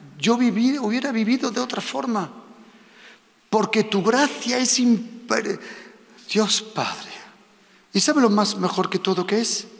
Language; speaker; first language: Spanish; non-native, fluent; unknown